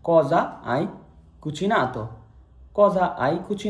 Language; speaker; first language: Italian; non-native, fluent; Bangla